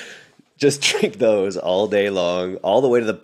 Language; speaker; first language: English; native; English